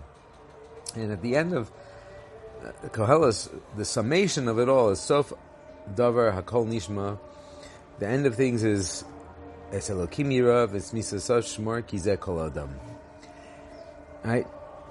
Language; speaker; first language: English; native; English